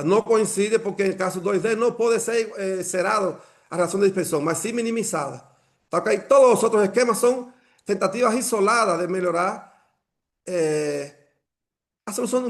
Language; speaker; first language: Portuguese; non-native, fluent; Spanish